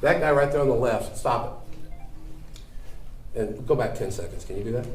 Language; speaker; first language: English; native; English